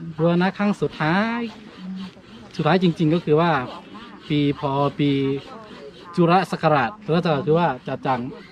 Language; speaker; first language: Thai; non-native, local second language; Khün